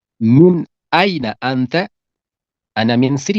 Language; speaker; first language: Arabic; non-native, learner; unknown